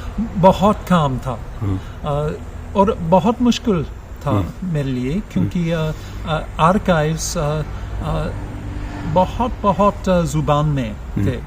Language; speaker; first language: Hindi; non-native, learner; English